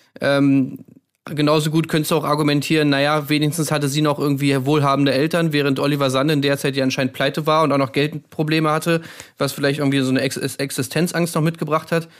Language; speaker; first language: German; native; German